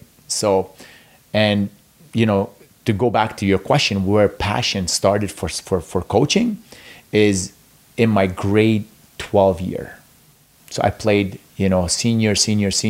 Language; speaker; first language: English; non-native, fluent; Arabic